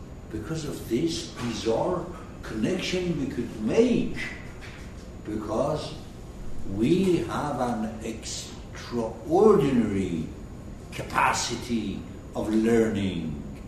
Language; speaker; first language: English; non-native, fluent; Persian